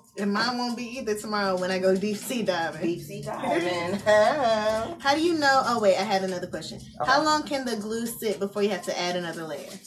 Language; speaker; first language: English; native; English